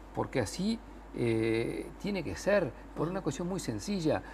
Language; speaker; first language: Spanish; native; Spanish